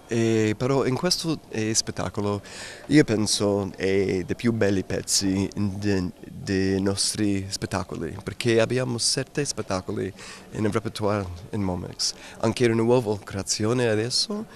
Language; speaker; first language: Italian; non-native, learner; English